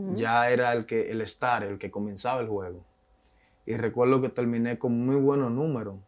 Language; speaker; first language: Spanish; native; Spanish